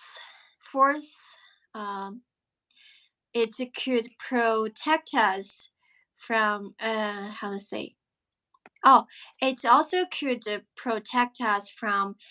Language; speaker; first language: English; non-native, fluent; Chinese